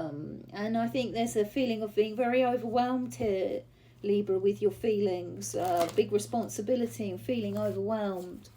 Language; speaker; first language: English; native; English